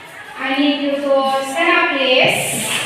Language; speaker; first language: English; non-native, learner; Indonesian